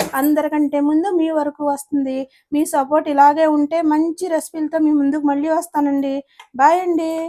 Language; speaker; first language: Telugu; native; Telugu